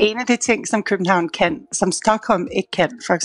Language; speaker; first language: Danish; non-native, fluent; English